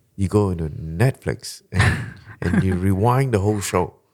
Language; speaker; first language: English; non-native, local second language; Malay